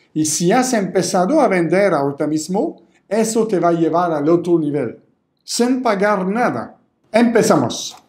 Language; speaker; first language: Spanish; non-native, fluent; French